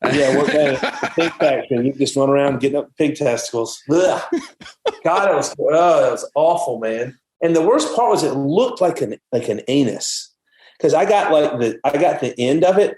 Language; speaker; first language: English; native; English